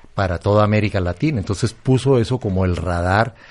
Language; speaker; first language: Spanish; native; Spanish